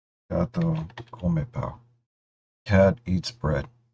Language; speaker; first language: Portuguese; non-native, learner; English